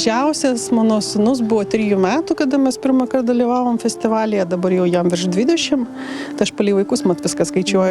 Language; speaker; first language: Lithuanian; native; Lithuanian